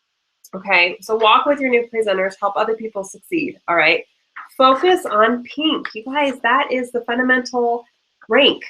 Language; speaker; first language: English; native; English